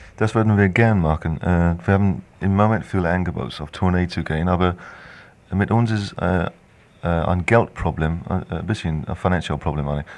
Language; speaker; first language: German; non-native, fluent; English